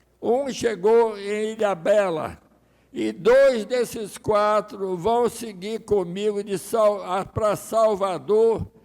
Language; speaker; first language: Portuguese; early bilingual, other home language; Russian